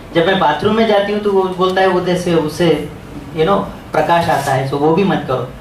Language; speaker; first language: Hindi; non-native, local second language; Marathi